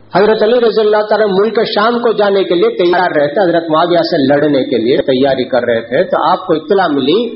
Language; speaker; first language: Urdu; native; Urdu